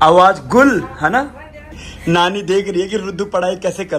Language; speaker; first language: Hindi; native; Hindi